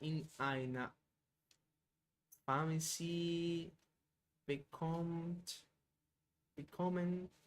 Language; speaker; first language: German; non-native, learner; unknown